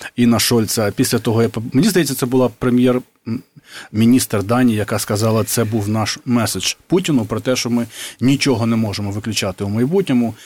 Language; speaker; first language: Ukrainian; native; Ukrainian